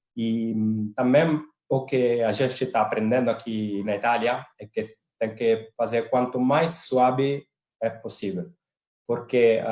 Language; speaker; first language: Portuguese; non-native, fluent; Italian